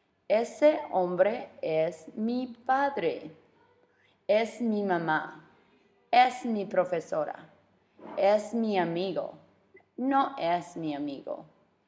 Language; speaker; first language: Spanish; non-native, fluent; English